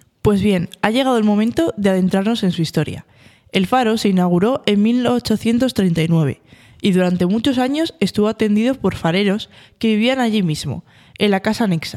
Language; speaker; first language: Spanish; native; Spanish